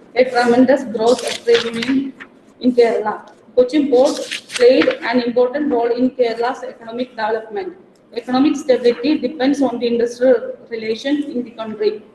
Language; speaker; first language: English; non-native, local second language; Malayalam